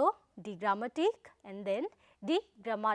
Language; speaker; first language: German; non-native, fluent; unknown